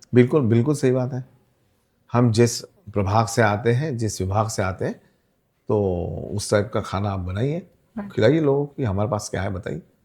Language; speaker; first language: Hindi; non-native, local second language; Marathi